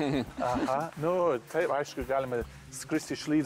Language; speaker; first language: Lithuanian; non-native, learner; English